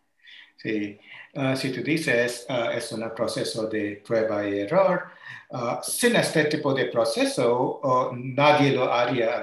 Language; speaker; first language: Spanish; non-native, learner; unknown